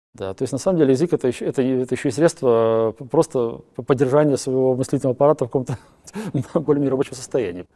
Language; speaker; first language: Russian; native; Russian